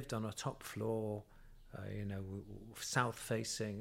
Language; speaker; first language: English; native; English